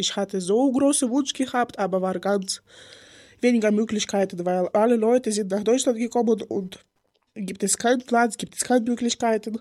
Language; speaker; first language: German; non-native, learner; Ukrainian